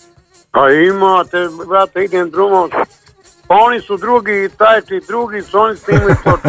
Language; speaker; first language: Serbian; native; Serbian